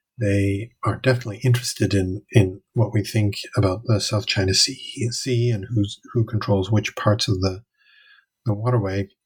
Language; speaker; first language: English; native; English